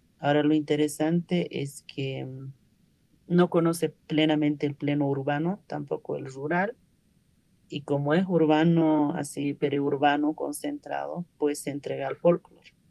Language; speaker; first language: Spanish; non-native, local second language; Aymara